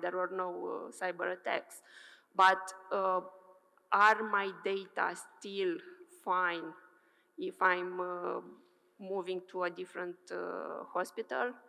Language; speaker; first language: English; non-native, fluent; Romanian